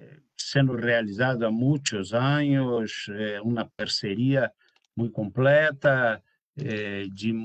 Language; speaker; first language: Spanish; non-native, learner; Portuguese